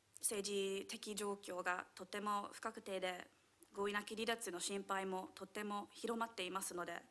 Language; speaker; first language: Japanese; non-native, fluent; English